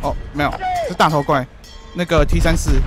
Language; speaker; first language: Chinese; native; Chinese